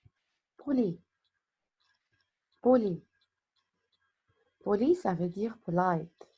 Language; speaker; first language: French; non-native, fluent; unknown